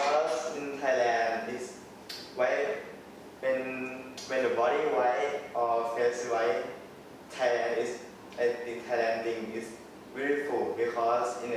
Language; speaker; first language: English; non-native, learner; Thai